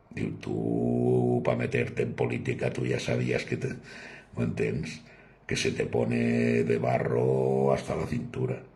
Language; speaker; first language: Spanish; non-native, local second language; Catalan